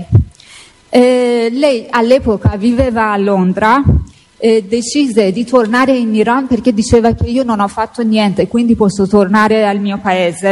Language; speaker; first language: Italian; non-native, fluent; Persian